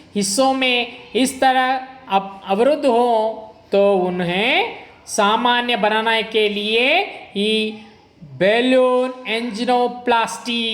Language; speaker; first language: Hindi; non-native, local second language; Kannada